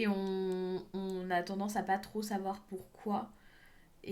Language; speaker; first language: French; native; French